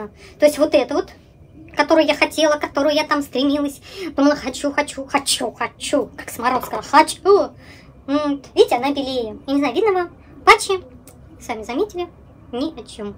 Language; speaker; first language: Russian; native; Russian